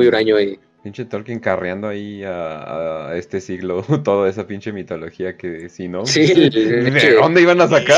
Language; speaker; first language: Spanish; native; Spanish